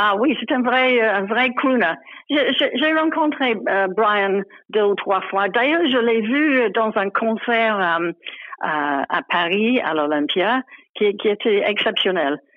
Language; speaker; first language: French; non-native, fluent; English